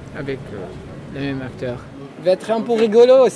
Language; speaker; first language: French; non-native, learner; Kurdish